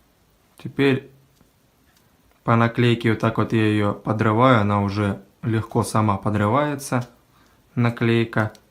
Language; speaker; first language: Russian; native; Russian